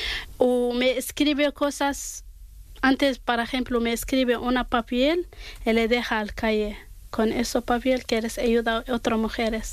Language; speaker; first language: Spanish; non-native, learner; Arabic